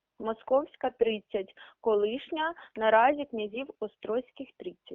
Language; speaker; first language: Ukrainian; native; Ukrainian